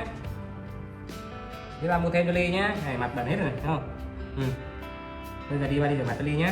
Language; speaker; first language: Vietnamese; native; Vietnamese